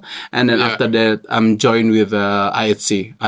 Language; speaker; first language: English; non-native, learner; Indonesian